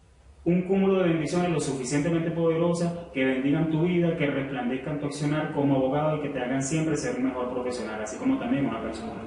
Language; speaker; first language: Spanish; native; Spanish